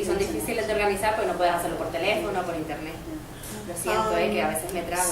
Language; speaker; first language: Spanish; native; Spanish